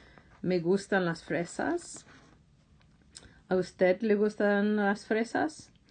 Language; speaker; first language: Spanish; non-native, fluent; English